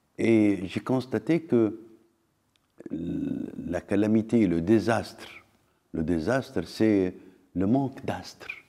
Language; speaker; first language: French; non-native, local second language; Arabic